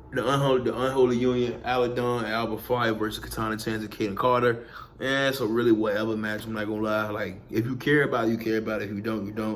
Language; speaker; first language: English; native; English